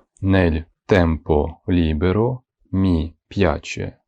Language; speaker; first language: Italian; non-native, fluent; Ukrainian